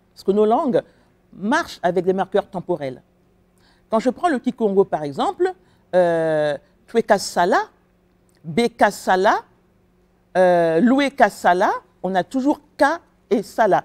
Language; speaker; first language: French; non-native, local second language; Kongo